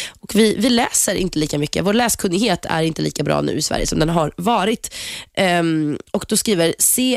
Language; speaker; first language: Swedish; native; Swedish